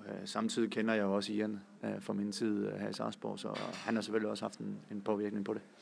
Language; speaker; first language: Danish; native; Danish